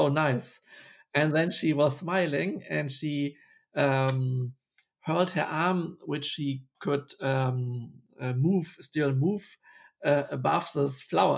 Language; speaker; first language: English; non-native, fluent; German